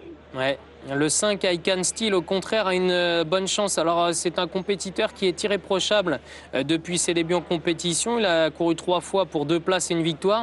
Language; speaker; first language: French; native; French